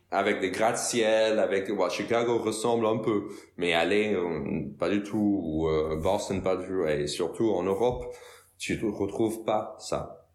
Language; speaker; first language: French; non-native, fluent; English